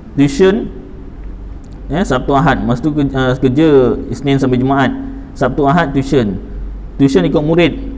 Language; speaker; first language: Malay; native; Malay